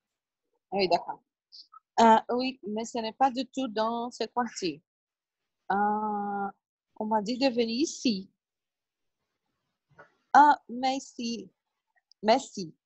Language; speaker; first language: French; non-native, learner; Portuguese